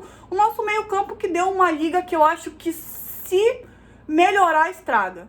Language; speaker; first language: Portuguese; native; Portuguese